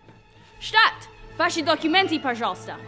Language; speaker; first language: Russian; non-native, learner; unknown